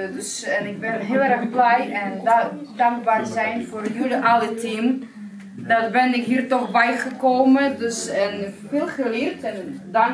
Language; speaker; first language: Dutch; non-native, learner; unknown